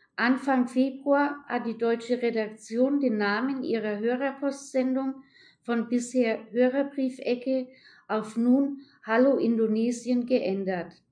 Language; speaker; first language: German; native; German